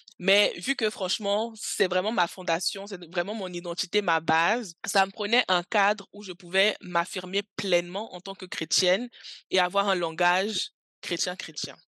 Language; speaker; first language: French; early bilingual, other home language; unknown